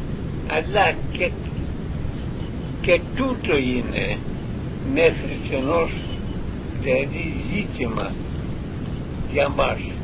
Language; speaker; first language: Greek; non-native, learner; Russian